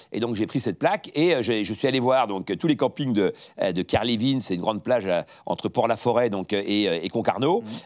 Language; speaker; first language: French; native; French